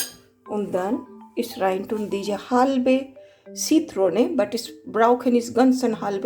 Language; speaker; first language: German; non-native, learner; Hindi